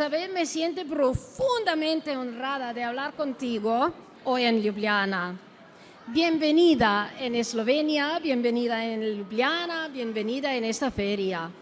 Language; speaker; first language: Spanish; non-native, fluent; Slovenian